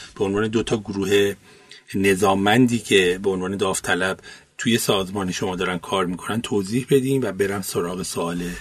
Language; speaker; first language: Persian; native; Persian